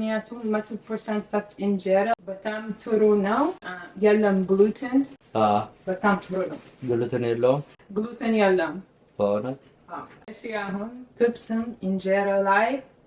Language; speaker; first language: Amharic; non-native, learner; Arabic